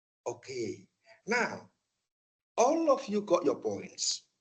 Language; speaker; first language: English; non-native, fluent; Indonesian